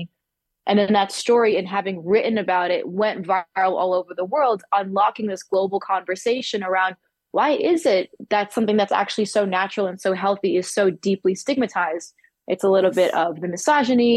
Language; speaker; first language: English; native; English